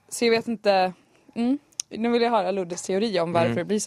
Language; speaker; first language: Swedish; native; Swedish